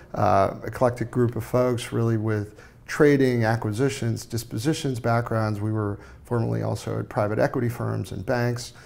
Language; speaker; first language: English; native; English